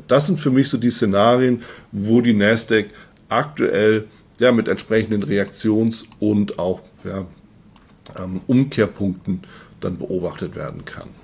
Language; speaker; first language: German; native; German